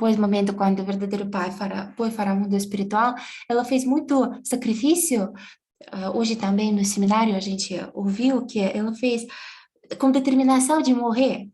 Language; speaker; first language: Portuguese; non-native, fluent; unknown